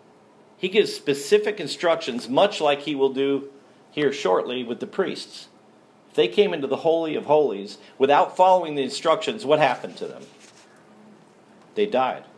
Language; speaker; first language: English; native; English